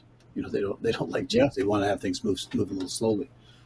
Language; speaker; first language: English; native; English